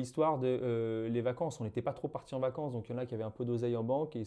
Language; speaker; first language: French; native; French